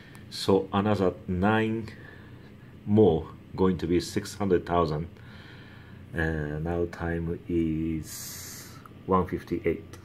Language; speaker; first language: English; non-native, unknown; Japanese